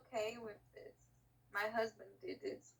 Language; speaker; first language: English; non-native, learner; Portuguese